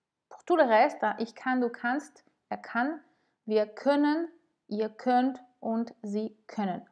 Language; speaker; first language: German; non-native, fluent; French